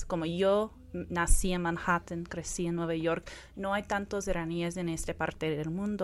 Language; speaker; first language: Spanish; non-native, fluent; English